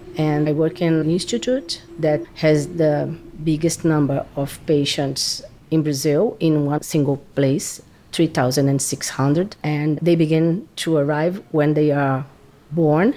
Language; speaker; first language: English; non-native, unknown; Portuguese